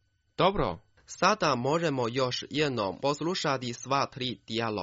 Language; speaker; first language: Croatian; non-native, fluent; Chinese